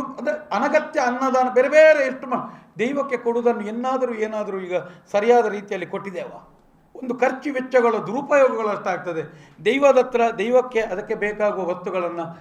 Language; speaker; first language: Kannada; non-native, local second language; Tulu